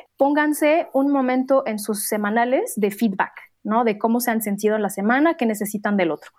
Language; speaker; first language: Spanish; non-native, fluent; Arabic